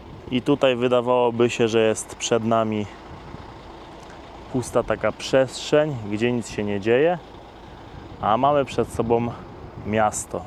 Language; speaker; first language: Polish; native; Polish